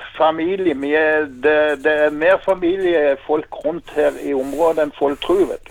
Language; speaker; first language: Norwegian; native; Norwegian